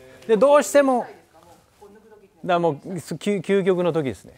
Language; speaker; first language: Japanese; native; Japanese